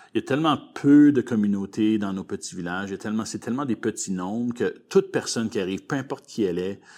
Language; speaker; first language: French; native; French